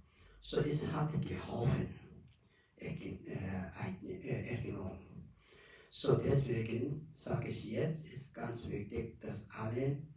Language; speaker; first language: German; non-native, learner; Tibetan